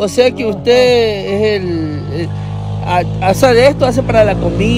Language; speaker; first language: Spanish; native; Spanish